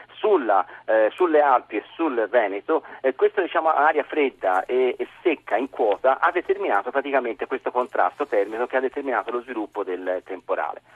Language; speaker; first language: Italian; native; Italian